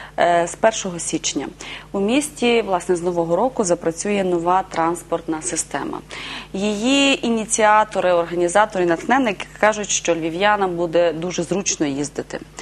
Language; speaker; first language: Ukrainian; native; Ukrainian